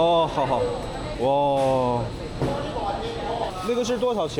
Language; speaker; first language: Chinese; non-native, fluent; Korean